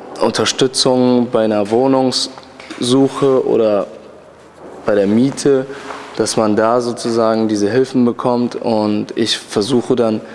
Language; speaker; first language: German; early bilingual, other home language; Turkish